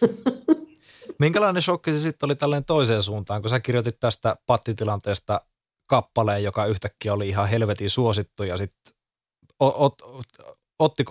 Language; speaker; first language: Finnish; native; Finnish